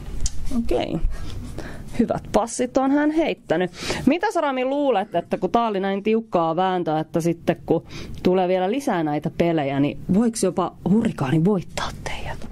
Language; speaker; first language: Finnish; native; Finnish